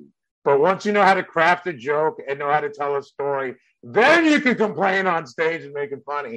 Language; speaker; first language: English; early bilingual, other home language; Spanish